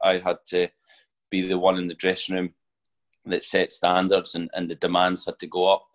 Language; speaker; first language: English; native; English